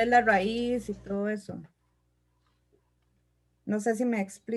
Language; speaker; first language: Spanish; native; Spanish